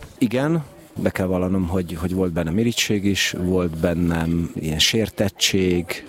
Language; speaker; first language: Hungarian; native; Hungarian